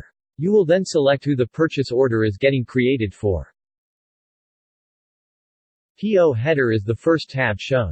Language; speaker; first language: English; native; English